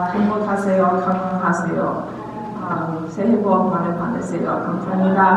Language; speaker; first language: Korean; non-native, learner; English